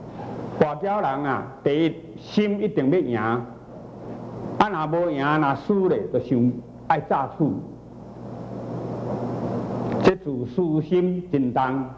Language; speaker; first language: Chinese; native; Chinese